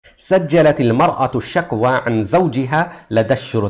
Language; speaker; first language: Arabic; non-native, fluent; Urdu